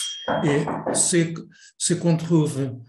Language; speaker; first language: French; non-native, fluent; Portuguese